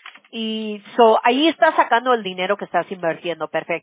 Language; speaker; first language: Spanish; early bilingual, other home language; English